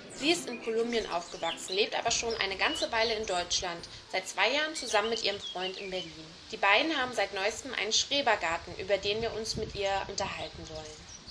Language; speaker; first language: German; native; German